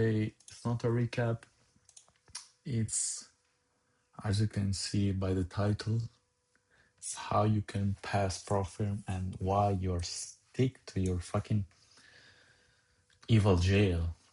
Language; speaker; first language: English; non-native, fluent; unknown